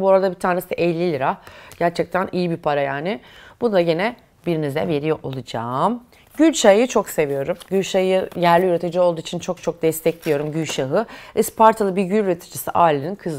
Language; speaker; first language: Turkish; native; Turkish